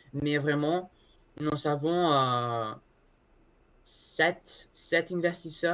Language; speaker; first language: French; non-native, learner; Spanish